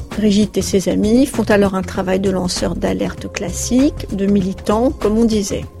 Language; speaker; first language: French; native; French